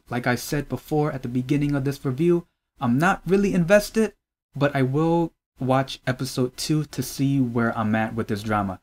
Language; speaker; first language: English; native; English